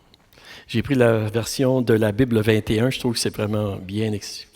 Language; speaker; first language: French; native; French